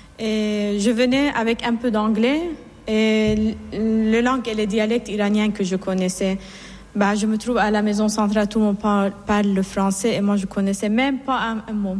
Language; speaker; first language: French; non-native, fluent; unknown